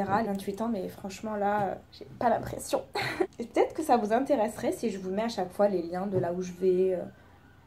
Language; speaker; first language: French; native; French